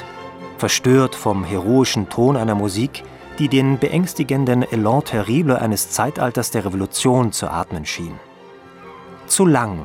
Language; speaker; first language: German; native; German